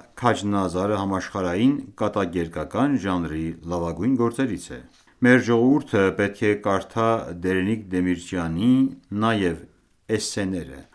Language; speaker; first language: Armenian; native; Armenian